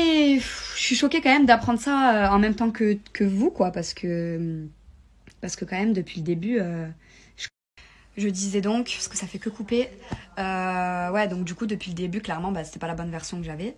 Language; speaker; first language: French; native; French